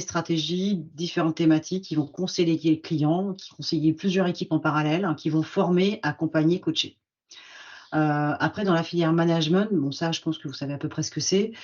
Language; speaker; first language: French; native; French